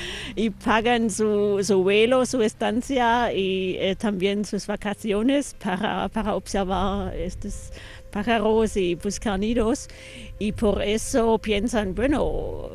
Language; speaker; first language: Spanish; non-native, fluent; German